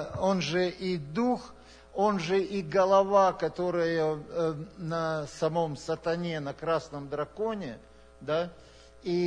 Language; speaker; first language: Russian; native; Russian